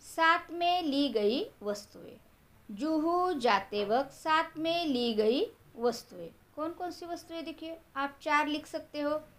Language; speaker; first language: Hindi; non-native, local second language; Marathi